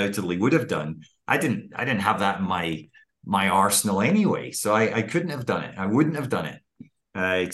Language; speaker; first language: English; native; English